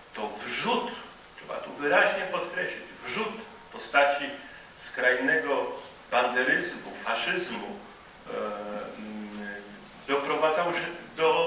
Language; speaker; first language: Polish; native; Polish